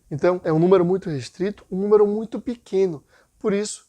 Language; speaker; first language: Portuguese; native; Portuguese